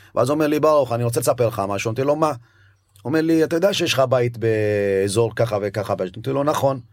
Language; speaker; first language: Hebrew; early bilingual, other home language; Amharic